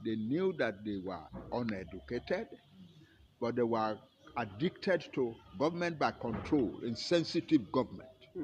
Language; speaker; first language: English; non-native, local second language; Yoruba